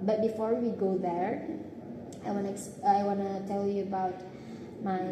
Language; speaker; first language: English; non-native, learner; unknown